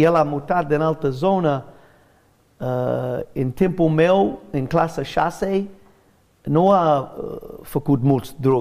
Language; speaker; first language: Romanian; non-native, learner; English